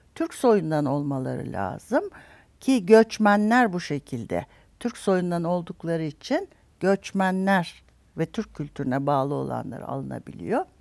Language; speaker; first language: Turkish; native; Turkish